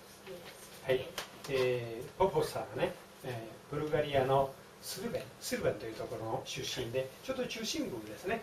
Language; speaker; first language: Japanese; native; Japanese